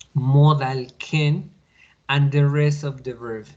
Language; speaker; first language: English; non-native, learner; Spanish